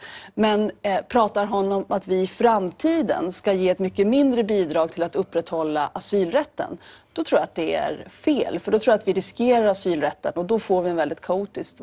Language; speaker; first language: Swedish; native; Swedish